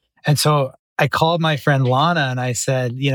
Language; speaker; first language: English; native; English